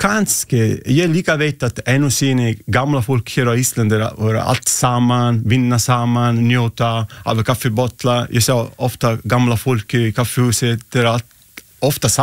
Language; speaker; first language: Icelandic; non-native, learner; Italian